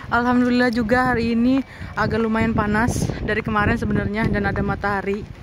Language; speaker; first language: Indonesian; native; Indonesian